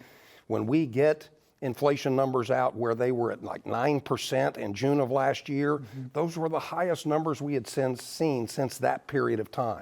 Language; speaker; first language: English; native; English